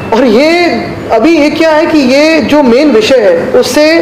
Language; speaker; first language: Hindi; non-native, local second language; Marathi